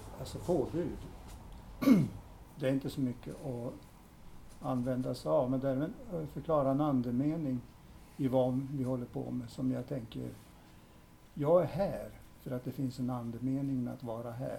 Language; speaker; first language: Swedish; native; Swedish